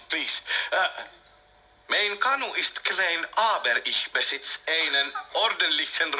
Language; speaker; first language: German; non-native, fluent; Finnish